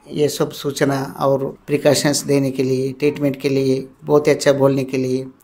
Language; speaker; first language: Hindi; non-native, local second language; Telugu